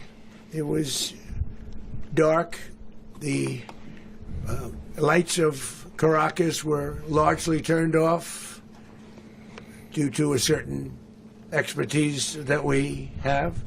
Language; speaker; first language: English; native; English